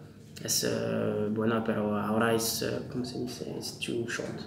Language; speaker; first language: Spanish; non-native, learner; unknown